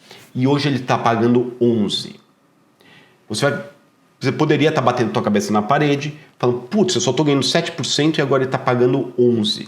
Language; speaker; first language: Portuguese; native; Portuguese